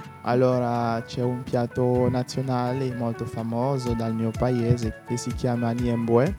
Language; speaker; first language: Italian; non-native, fluent; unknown